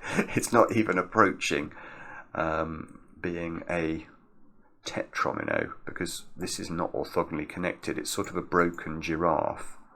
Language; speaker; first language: English; native; English